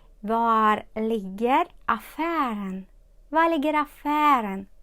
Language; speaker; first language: Swedish; non-native, fluent; Ukrainian